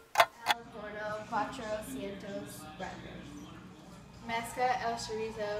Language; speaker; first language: Spanish; non-native, learner; English